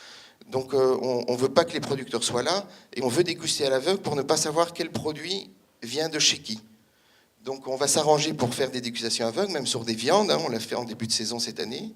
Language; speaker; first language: French; native; French